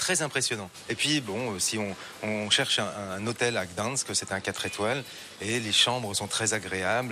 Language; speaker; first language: French; native; French